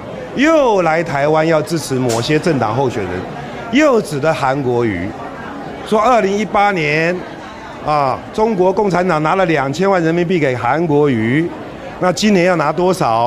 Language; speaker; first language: Chinese; native; Chinese